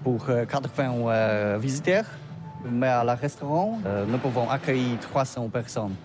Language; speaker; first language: French; non-native, learner; Polish